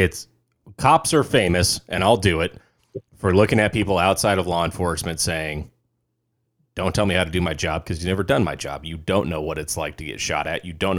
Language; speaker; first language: English; native; English